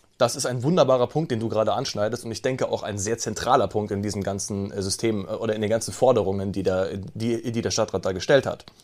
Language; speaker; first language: German; native; German